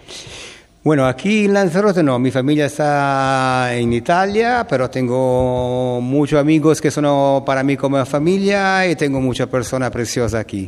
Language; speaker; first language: Spanish; non-native, learner; Italian